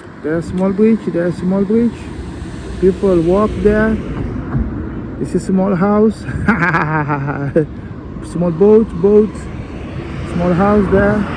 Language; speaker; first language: English; non-native, learner; Portuguese